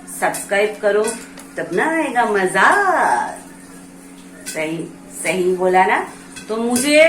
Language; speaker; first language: Hindi; non-native, local second language; Bangla